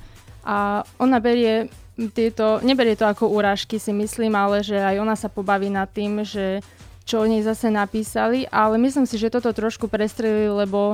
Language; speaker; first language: Slovak; native; Slovak